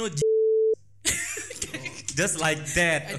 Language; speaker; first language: English; non-native, learner; Indonesian